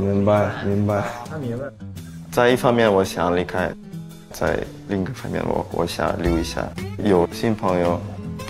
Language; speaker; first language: Chinese; non-native, learner; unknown